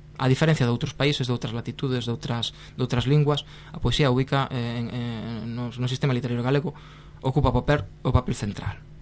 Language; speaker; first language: Galician; non-native, local second language; Spanish